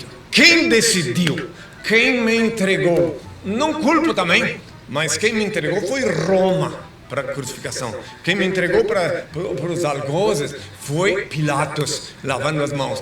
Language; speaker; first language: Portuguese; native; Portuguese